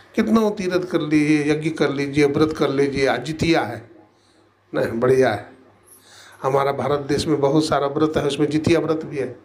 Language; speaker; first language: Hindi; native; Hindi